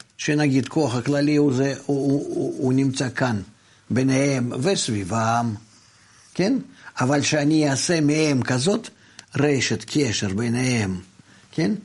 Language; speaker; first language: Hebrew; non-native, fluent; Russian